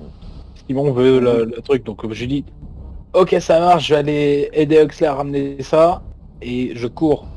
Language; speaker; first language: French; native; French